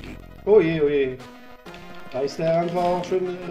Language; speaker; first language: German; non-native, learner; French